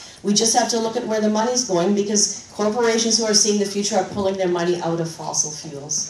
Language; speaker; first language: English; native; English